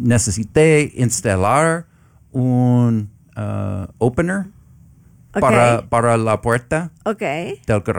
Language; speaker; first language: Spanish; non-native, learner; English